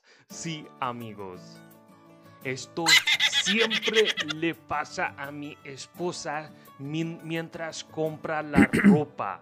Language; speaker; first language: Spanish; non-native, fluent; Hindi